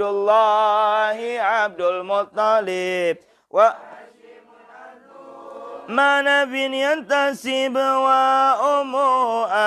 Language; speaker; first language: Arabic; non-native, fluent; Javanese